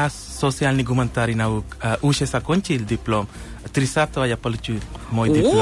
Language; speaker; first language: Russian; non-native, learner; Sinhala